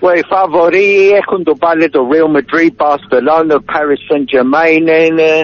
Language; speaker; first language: Greek; early bilingual, heritage; Greek